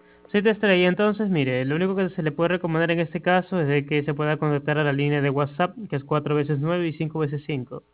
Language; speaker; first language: Spanish; native; Spanish